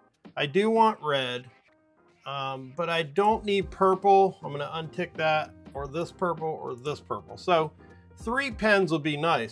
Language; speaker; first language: English; native; English